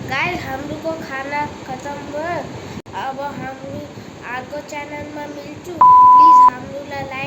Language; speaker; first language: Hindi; non-native, learner; Nepali